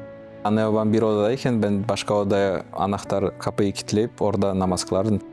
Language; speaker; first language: Turkish; non-native, fluent; Russian